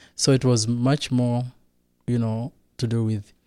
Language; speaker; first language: English; non-native, local second language; Kinyarwanda